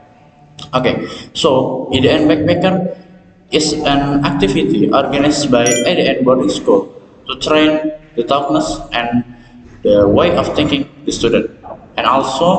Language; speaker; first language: English; non-native, learner; Indonesian